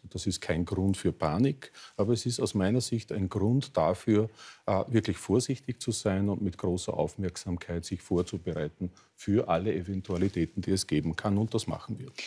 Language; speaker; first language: German; native; German